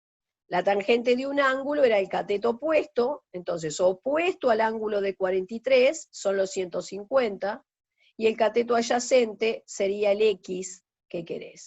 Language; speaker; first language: Spanish; native; Spanish